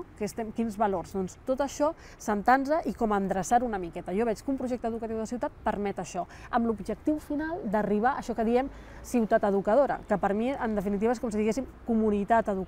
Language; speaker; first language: Catalan; native; Catalan